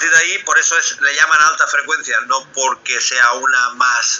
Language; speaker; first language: Spanish; native; Spanish